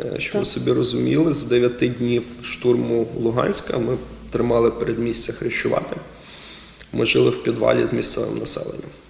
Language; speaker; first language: Ukrainian; non-native, local second language; Russian